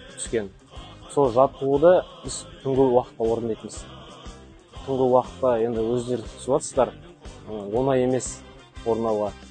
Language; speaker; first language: Kazakh; non-native, local second language; Tatar